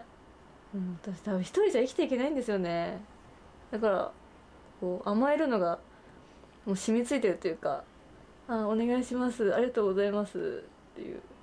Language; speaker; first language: Japanese; native; Japanese